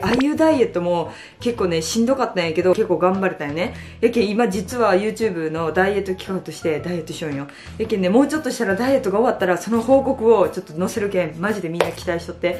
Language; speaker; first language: Japanese; native; Japanese